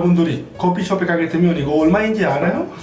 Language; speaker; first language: Korean; non-native, fluent; Spanish